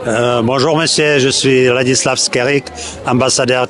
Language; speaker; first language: French; non-native, learner; Czech